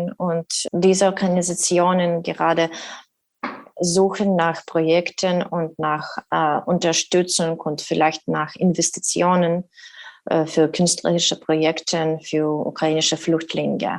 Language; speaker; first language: German; non-native, learner; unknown